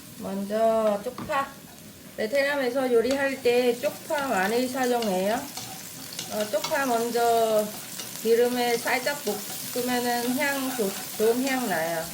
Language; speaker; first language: Korean; non-native, learner; Vietnamese